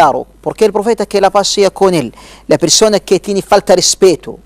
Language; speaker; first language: Spanish; non-native, learner; Arabic